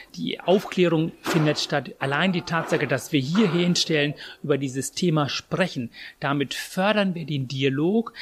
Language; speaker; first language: German; non-native, fluent; Tamil